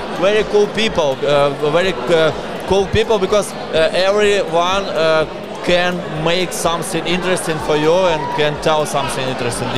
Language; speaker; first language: English; non-native, learner; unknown